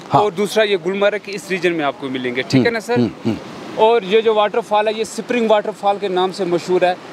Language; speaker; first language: Hindi; native; Hindi